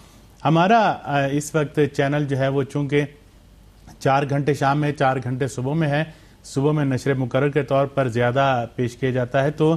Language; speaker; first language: Urdu; native; Urdu